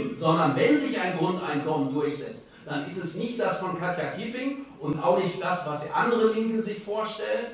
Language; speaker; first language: German; native; German